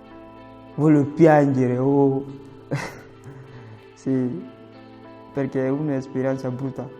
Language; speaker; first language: Italian; non-native, learner; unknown